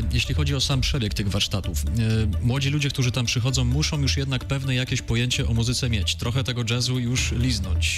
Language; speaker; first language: Polish; native; Polish